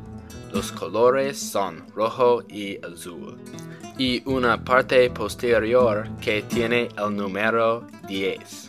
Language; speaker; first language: Spanish; non-native, learner; English